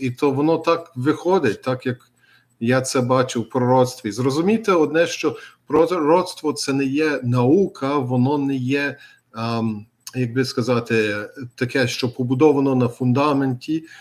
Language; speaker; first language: Ukrainian; early bilingual, heritage; Ukrainian